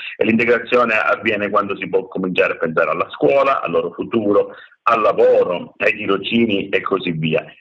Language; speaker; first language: Italian; native; Italian